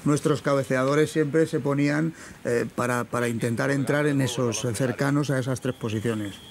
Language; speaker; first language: Spanish; native; Spanish